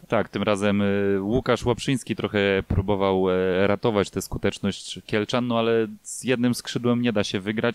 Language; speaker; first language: Polish; native; Polish